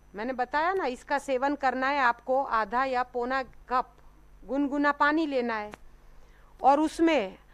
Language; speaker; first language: Hindi; non-native, local second language; Gujarati